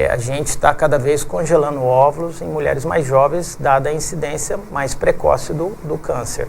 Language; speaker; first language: Portuguese; native; Portuguese